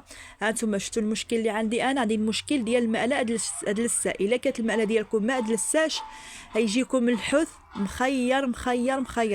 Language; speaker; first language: Arabic; native; Arabic